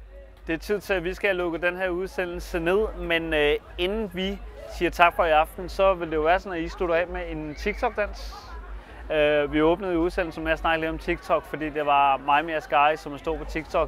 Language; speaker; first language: Danish; native; Danish